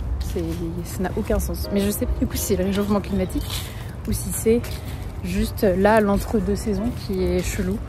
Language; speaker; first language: French; native; French